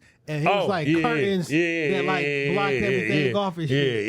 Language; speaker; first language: English; native; English